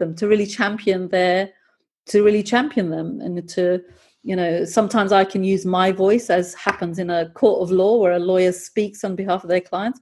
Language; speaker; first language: English; native; English